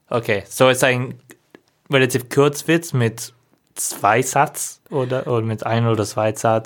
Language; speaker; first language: German; non-native, learner; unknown